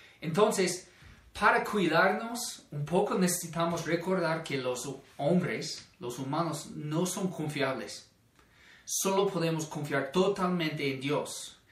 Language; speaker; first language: Spanish; non-native, fluent; English